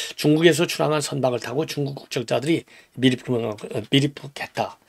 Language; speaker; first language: Korean; native; Korean